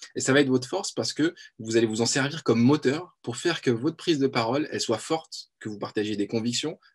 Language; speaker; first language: French; native; French